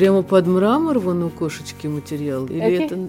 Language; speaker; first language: Russian; native; Russian